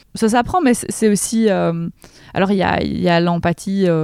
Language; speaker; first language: French; native; French